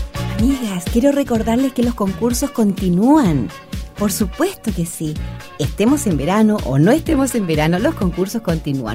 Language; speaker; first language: Spanish; native; Spanish